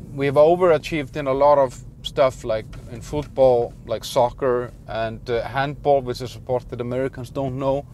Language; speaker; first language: English; non-native, fluent; Icelandic